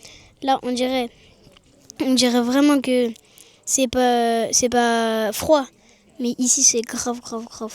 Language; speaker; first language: French; native; French